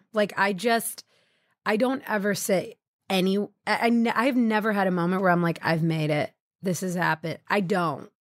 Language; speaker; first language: English; early bilingual, other home language; Hindi